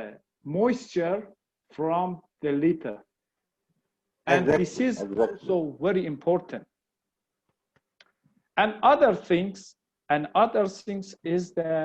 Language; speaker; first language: English; non-native, learner; Persian